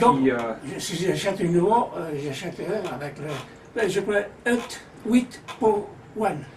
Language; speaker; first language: French; non-native, fluent; Italian